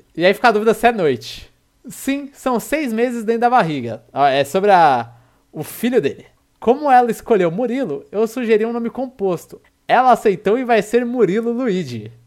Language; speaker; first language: Portuguese; native; Portuguese